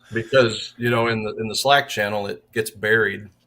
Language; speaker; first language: English; native; English